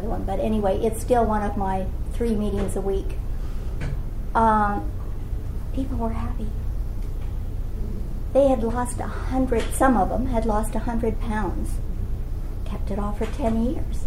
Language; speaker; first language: English; native; English